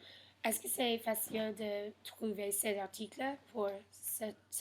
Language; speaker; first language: French; non-native, learner; English